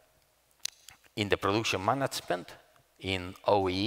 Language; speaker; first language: English; non-native, fluent; Spanish